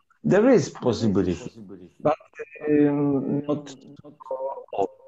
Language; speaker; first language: English; non-native, learner; Polish